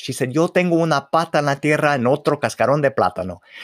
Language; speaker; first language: Spanish; early bilingual, heritage; Spanish